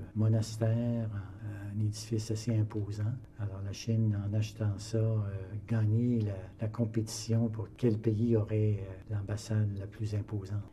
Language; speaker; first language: French; native; French